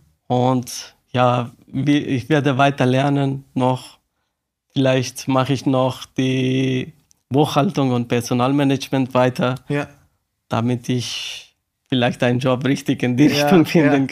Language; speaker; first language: German; non-native, learner; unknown